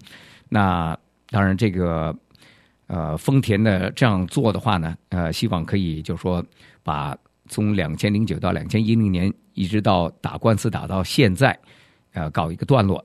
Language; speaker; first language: Chinese; native; Chinese